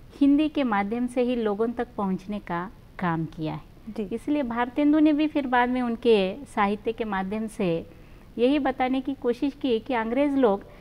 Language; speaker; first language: Hindi; non-native, local second language; Marathi